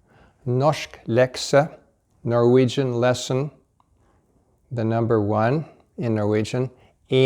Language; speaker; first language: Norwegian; early bilingual, heritage; English